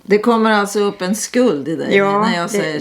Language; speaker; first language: Swedish; native; Swedish